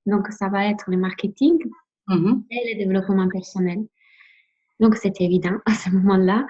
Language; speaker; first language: French; non-native, fluent; Italian